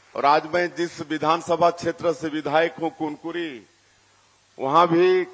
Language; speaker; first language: Hindi; native; Hindi